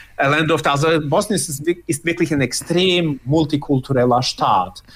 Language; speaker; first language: German; early bilingual, other home language; Bosnian